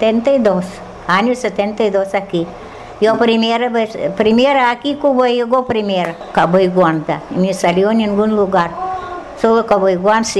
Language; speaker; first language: Spanish; non-native, learner; Russian